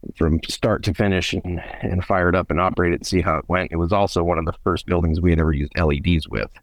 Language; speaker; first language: English; native; English